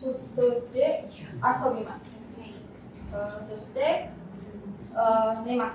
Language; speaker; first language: Japanese; non-native, learner; Indonesian